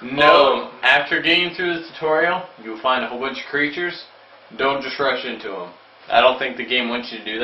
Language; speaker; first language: English; native; English